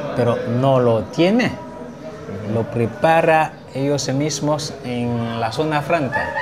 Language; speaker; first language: Spanish; non-native, fluent; Haitian Creole